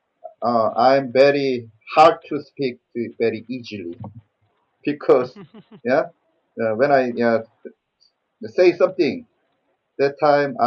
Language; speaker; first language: English; non-native, learner; Korean